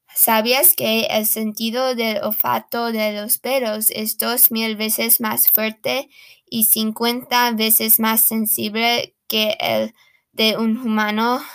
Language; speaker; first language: Spanish; non-native, learner; English